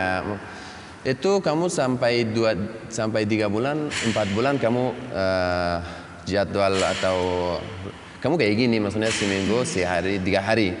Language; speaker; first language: Indonesian; non-native, learner; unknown